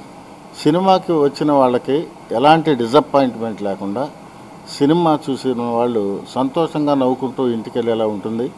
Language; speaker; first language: Telugu; native; Telugu